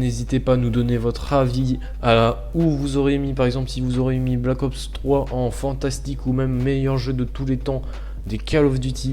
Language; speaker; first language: French; native; French